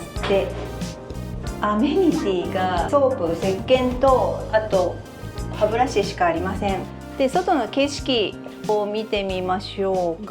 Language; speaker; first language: Japanese; native; Japanese